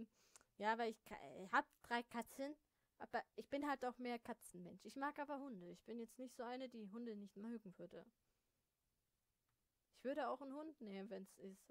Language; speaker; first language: German; native; German